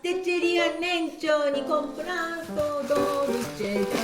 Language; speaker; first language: Italian; non-native, learner; Japanese